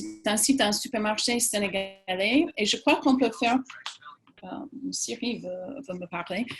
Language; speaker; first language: French; non-native, fluent; English